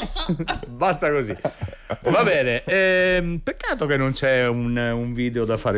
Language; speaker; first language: Italian; native; Italian